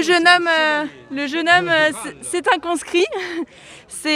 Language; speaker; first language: French; native; French